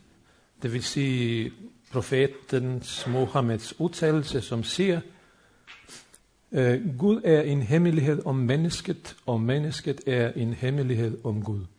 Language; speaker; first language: Swedish; non-native, fluent; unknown